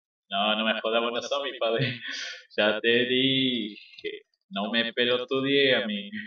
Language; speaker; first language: Spanish; native; Spanish